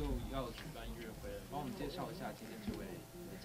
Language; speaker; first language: Chinese; native; Chinese